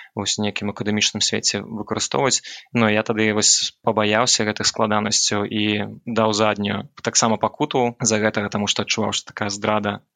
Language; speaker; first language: Belarusian; non-native, local second language; Russian